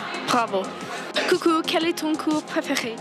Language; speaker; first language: French; non-native, learner; English